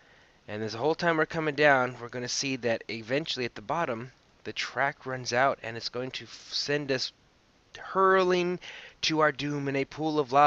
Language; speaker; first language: English; native; English